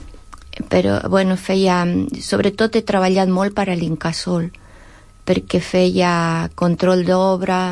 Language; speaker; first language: Catalan; non-native, learner; Spanish